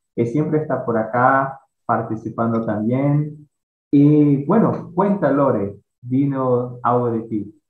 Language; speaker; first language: Spanish; non-native, fluent; Portuguese